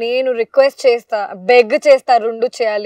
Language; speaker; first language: Telugu; non-native, local second language; Hindi